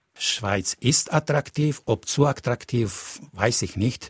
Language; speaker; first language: German; non-native, fluent; Slovak